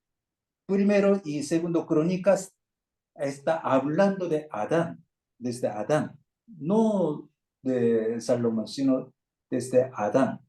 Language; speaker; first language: Spanish; non-native, fluent; Korean